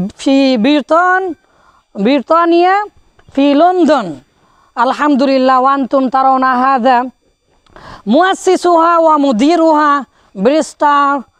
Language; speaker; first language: Arabic; non-native, fluent; Bangla